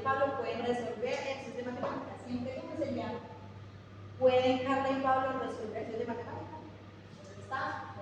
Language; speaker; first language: Spanish; non-native, fluent; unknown